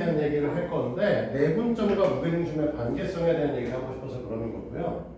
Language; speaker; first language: Korean; native; Korean